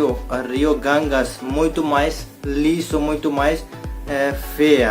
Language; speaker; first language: Portuguese; non-native, learner; Hindi